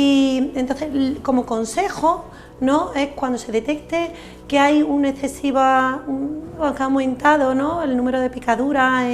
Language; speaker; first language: Spanish; native; Spanish